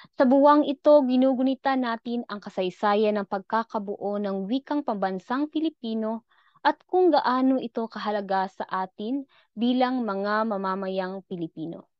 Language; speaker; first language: Filipino; non-native, local second language; Cebuano